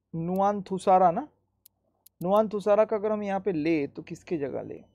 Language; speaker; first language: Hindi; non-native, local second language; Bangla